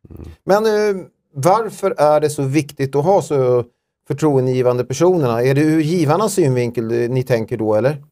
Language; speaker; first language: Swedish; native; Swedish